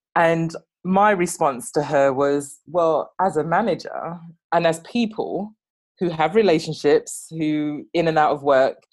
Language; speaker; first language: English; native; English